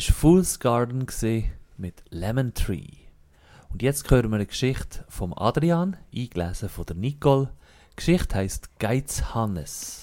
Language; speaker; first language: German; native; German